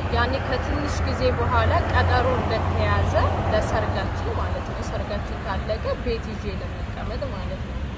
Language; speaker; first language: Amharic; native; Amharic